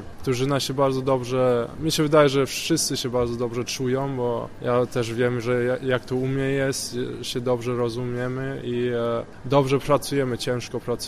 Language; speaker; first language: Polish; early bilingual, heritage; Polish